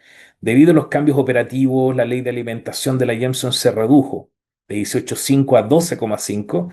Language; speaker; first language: Spanish; native; Spanish